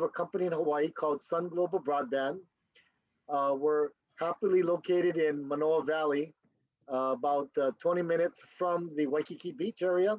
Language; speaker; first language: English; native; English